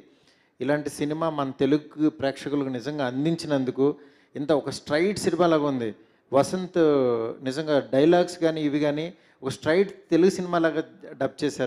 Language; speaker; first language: Telugu; native; Telugu